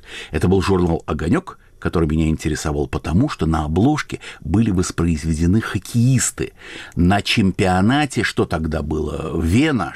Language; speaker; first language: Russian; native; Russian